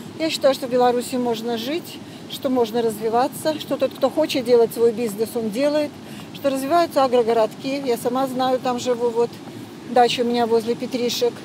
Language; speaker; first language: Russian; native; Russian